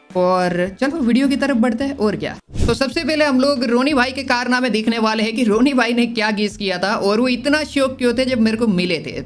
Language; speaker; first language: Hindi; non-native, local second language; Gujarati